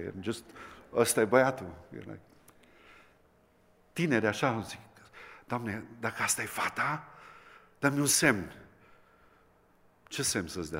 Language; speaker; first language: Romanian; native; Romanian